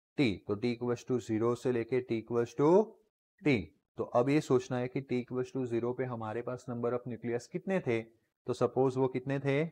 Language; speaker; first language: Hindi; non-native, local second language; Gujarati